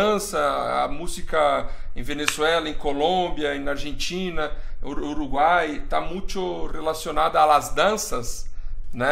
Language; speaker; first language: Spanish; non-native, fluent; Portuguese